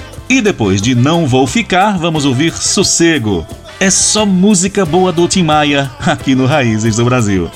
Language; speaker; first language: Portuguese; native; Portuguese